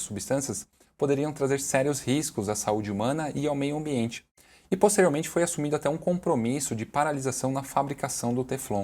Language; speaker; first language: Portuguese; native; Portuguese